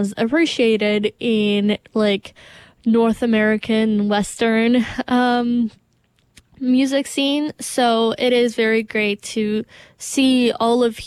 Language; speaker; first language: English; non-native, fluent; Portuguese